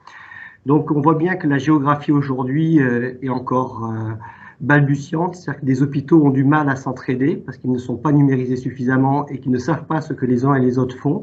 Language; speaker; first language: French; native; French